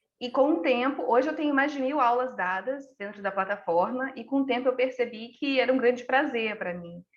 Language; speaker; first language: Portuguese; native; Portuguese